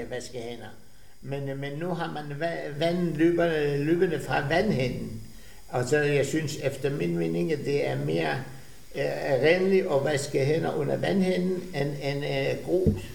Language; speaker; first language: Danish; non-native, fluent; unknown